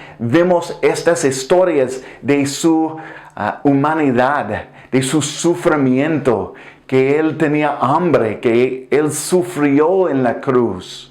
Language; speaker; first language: Spanish; non-native, fluent; English